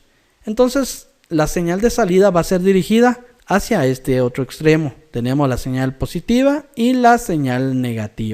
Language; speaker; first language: Spanish; native; Spanish